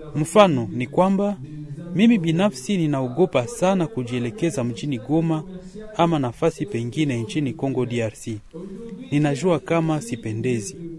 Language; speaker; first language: Swahili; non-native, local second language; Kinyarwanda